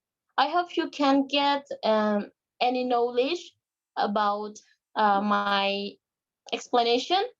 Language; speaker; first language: English; non-native, learner; Indonesian